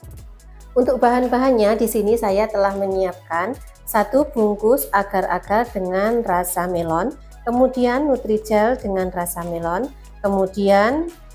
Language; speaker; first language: Indonesian; native; Indonesian